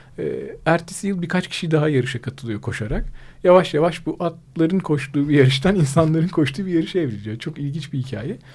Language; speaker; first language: Turkish; native; Turkish